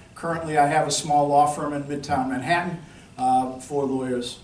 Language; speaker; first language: English; native; English